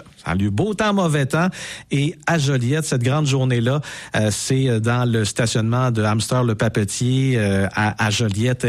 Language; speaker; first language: French; native; French